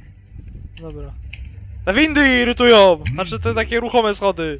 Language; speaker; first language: Polish; native; Polish